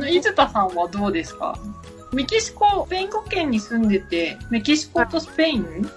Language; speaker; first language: Japanese; native; Japanese